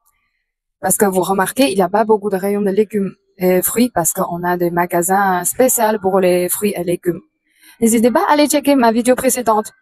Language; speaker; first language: French; non-native, fluent; Chinese